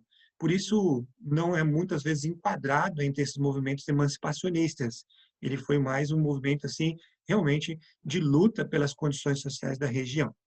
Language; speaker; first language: Portuguese; native; Portuguese